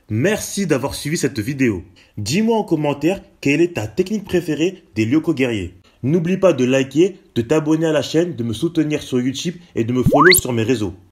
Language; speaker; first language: French; native; French